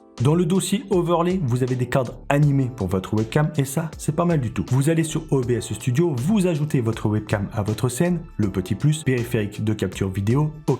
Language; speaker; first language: French; native; French